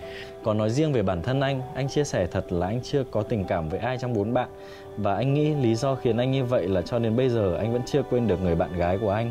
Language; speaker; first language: Vietnamese; native; Vietnamese